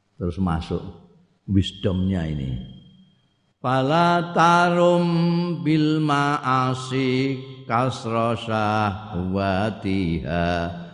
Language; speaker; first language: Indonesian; non-native, local second language; Javanese